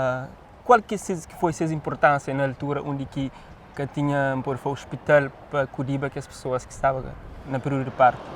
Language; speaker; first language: Portuguese; non-native, local second language; Kabuverdianu